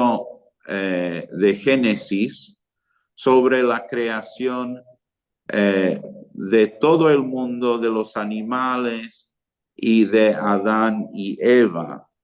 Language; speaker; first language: Spanish; non-native, fluent; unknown